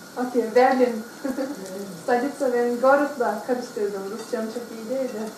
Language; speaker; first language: Turkish; early bilingual, heritage; Turkish